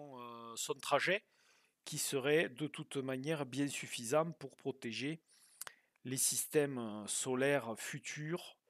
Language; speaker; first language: French; native; French